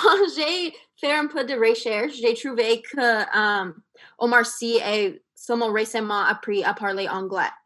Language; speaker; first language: French; non-native, fluent; English